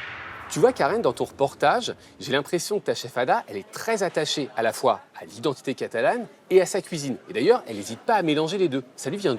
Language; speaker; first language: French; native; French